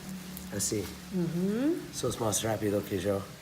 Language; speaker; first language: Spanish; non-native, learner; English